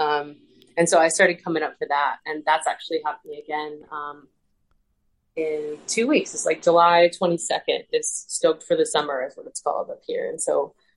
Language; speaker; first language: English; native; English